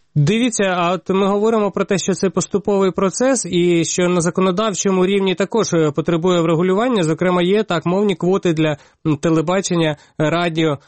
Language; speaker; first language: Ukrainian; native; Ukrainian